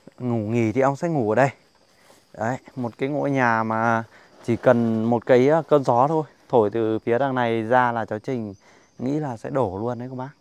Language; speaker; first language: Vietnamese; non-native, local second language; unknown